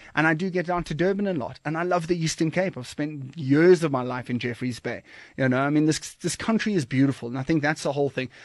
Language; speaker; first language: English; native; English